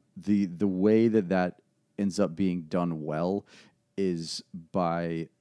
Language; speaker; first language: English; native; English